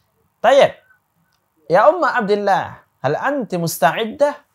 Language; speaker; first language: Arabic; non-native, fluent; Indonesian